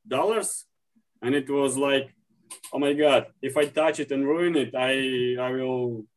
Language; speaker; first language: English; non-native, learner; Russian